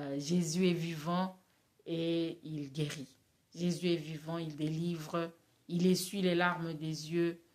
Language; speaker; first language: French; non-native, local second language; Lingala